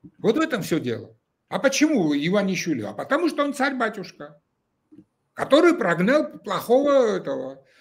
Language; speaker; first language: Russian; non-native, local second language; Georgian